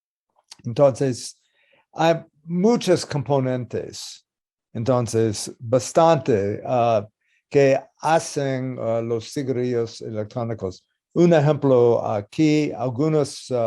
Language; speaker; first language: Spanish; non-native, learner; English